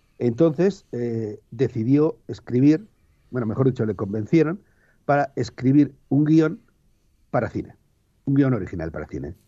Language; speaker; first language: Spanish; native; Spanish